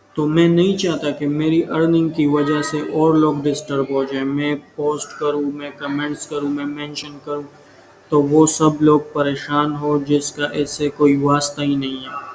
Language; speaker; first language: Urdu; non-native, local second language; Pashto